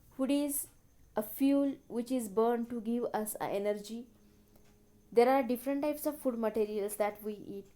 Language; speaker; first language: English; non-native, local second language; Marathi